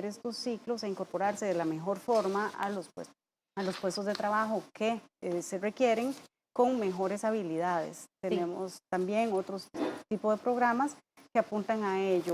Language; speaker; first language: Spanish; native; Spanish